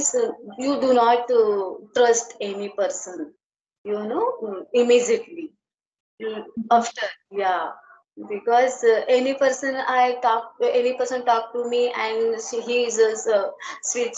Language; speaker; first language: English; non-native, learner; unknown